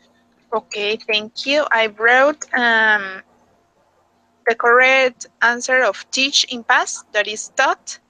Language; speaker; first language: English; non-native, fluent; Spanish